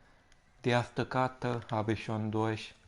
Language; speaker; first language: German; non-native, fluent; Romanian